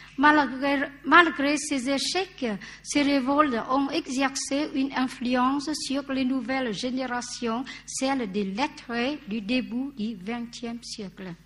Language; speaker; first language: French; non-native, fluent; Vietnamese